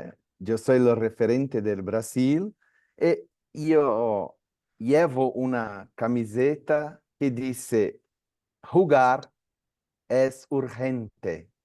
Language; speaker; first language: Spanish; non-native, learner; Portuguese